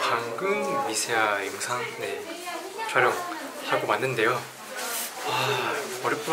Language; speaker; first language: Korean; non-native, fluent; Chinese